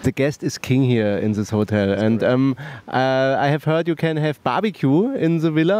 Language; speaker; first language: English; non-native, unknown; German